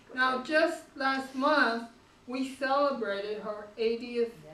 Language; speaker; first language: English; native; English